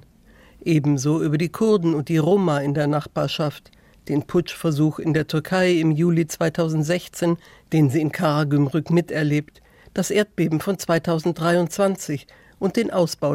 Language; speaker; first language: German; native; German